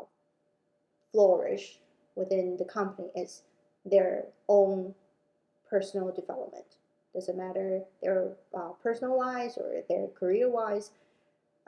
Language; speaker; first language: English; non-native, local second language; Cantonese